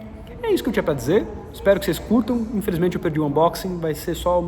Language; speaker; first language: Portuguese; native; Portuguese